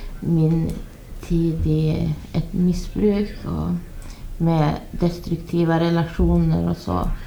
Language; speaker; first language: Swedish; native; Swedish